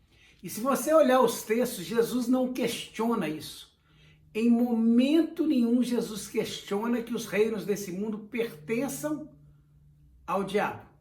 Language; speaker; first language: Portuguese; native; Portuguese